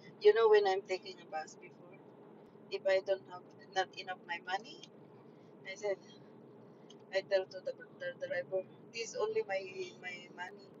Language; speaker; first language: English; non-native, local second language; Filipino